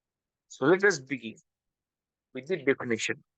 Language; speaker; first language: English; non-native, local second language; Bangla